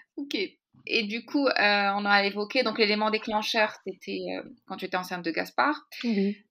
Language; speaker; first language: French; native; French